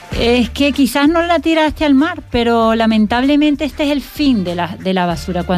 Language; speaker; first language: Spanish; native; Spanish